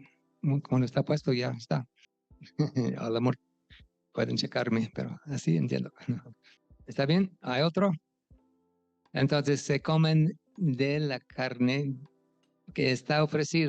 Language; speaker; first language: Spanish; non-native, fluent; English